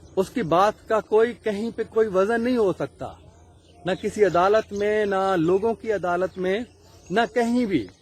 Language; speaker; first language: Urdu; non-native, local second language; Punjabi